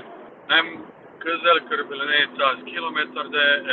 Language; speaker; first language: Hungarian; non-native, fluent; Serbian